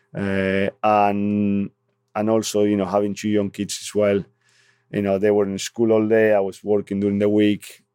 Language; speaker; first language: English; non-native, fluent; Spanish